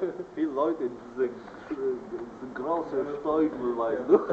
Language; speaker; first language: German; non-native, learner; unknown